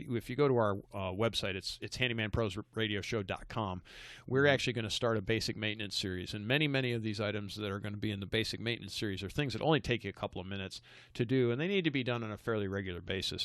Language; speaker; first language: English; native; English